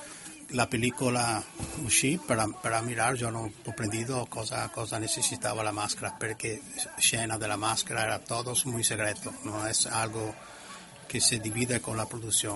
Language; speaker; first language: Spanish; non-native, learner; Italian